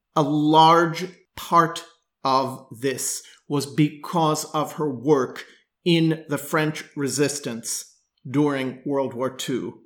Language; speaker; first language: English; native; English